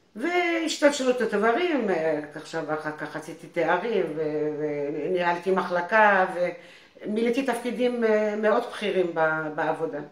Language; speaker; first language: Hebrew; non-native, fluent; French